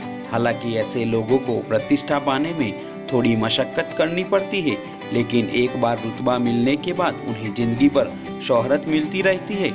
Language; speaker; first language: Hindi; native; Hindi